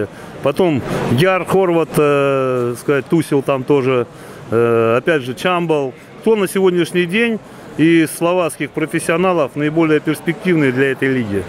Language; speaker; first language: Russian; native; Russian